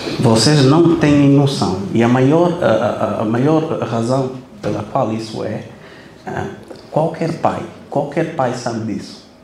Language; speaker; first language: Portuguese; non-native, local second language; Kabuverdianu